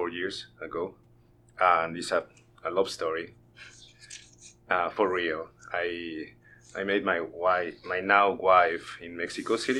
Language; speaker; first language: English; non-native, fluent; Spanish